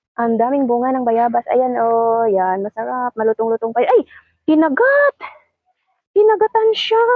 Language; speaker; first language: Filipino; non-native, local second language; Cebuano